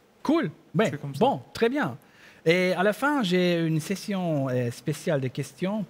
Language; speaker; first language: French; non-native, learner; German